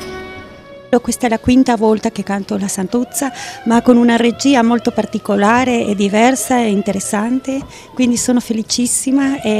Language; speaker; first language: Italian; non-native, fluent; Spanish